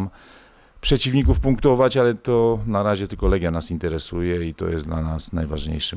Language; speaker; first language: Polish; native; Polish